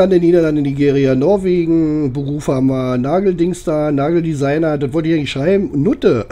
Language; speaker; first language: German; native; German